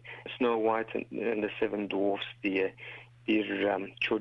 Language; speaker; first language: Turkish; early bilingual, heritage; Turkish